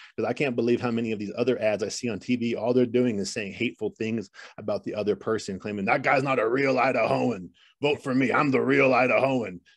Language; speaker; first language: English; native; English